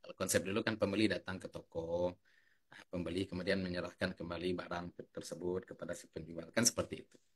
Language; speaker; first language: Indonesian; native; Indonesian